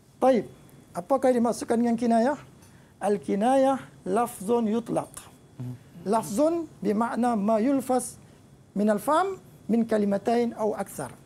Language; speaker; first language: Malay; native; Malay